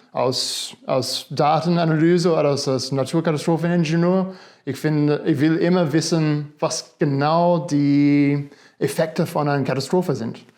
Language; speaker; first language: German; non-native, fluent; English